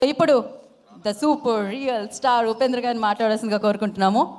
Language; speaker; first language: Telugu; native; Telugu